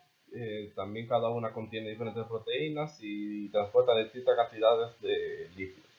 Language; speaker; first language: Spanish; native; Spanish